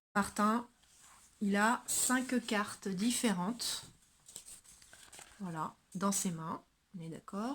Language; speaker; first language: French; native; French